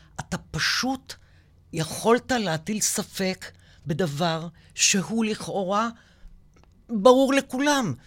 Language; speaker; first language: Hebrew; native; Hebrew